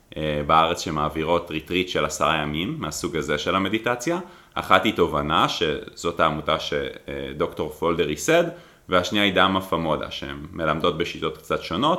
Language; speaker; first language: Hebrew; native; Hebrew